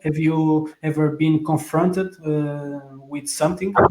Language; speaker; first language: English; non-native, fluent; Portuguese